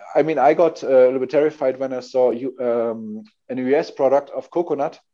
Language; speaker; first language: English; non-native, fluent; German